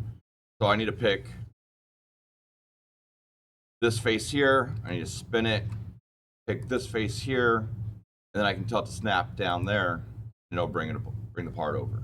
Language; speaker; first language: English; native; English